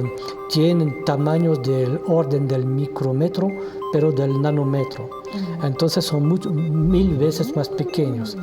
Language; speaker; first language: Spanish; non-native, fluent; French